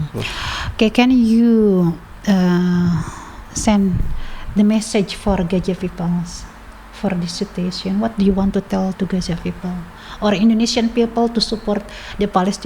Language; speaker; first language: English; non-native, learner; Indonesian